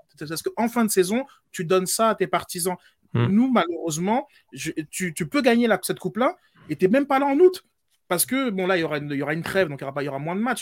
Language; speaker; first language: French; native; French